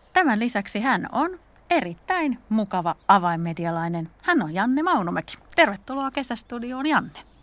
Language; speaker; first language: Finnish; native; Finnish